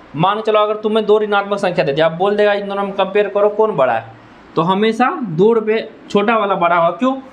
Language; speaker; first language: Hindi; native; Hindi